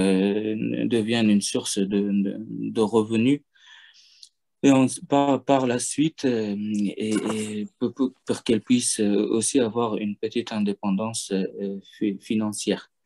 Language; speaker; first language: French; non-native, fluent; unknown